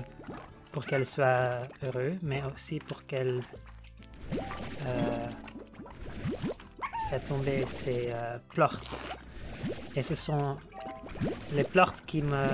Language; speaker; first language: French; non-native, learner; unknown